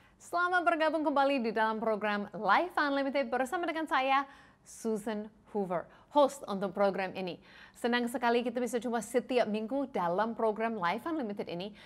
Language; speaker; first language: Indonesian; non-native, fluent; English